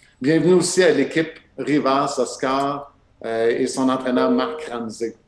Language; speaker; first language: French; native; French